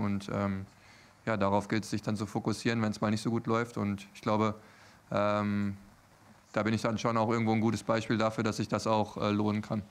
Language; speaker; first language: German; native; German